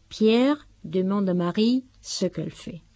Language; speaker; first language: French; non-native, fluent; Spanish